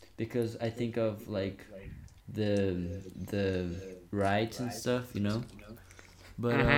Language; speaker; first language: English; non-native, fluent; Portuguese